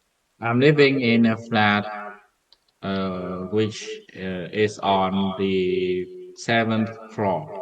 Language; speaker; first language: English; non-native, learner; Vietnamese